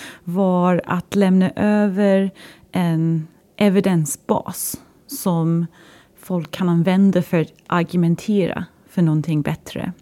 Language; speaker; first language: Swedish; non-native, fluent; English